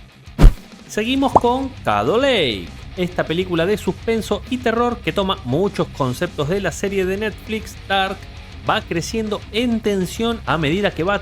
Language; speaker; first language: Spanish; native; Spanish